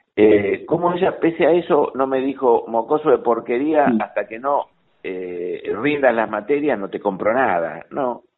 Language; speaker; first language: Spanish; native; Spanish